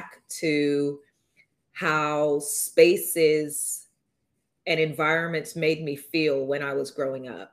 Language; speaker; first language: English; native; English